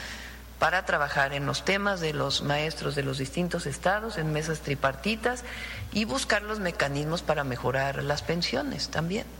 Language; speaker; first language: Spanish; native; Spanish